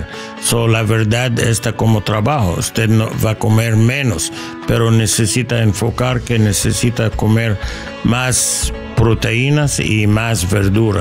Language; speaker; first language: Spanish; non-native, learner; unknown